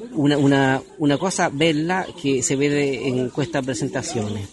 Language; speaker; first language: Italian; non-native, fluent; Spanish